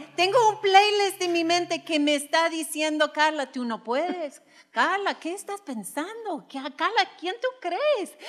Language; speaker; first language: Spanish; non-native, fluent; English